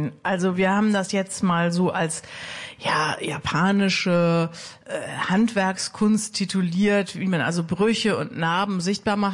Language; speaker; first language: German; native; German